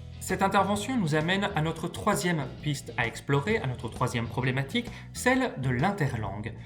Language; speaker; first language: French; native; French